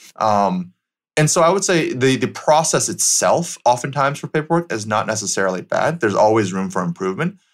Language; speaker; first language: English; native; English